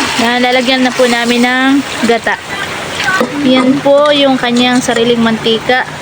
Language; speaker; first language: Filipino; native; Filipino